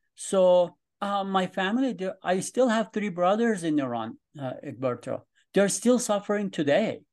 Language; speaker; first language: English; non-native, fluent; Persian